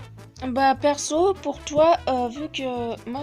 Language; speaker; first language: French; native; French